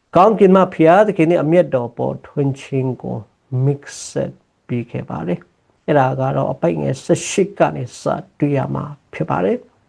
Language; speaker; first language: Burmese; non-native, local second language; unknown